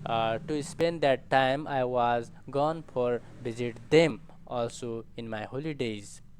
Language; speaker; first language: English; non-native, learner; Nepali